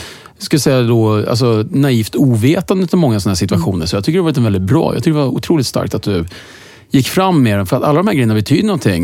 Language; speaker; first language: Swedish; native; Swedish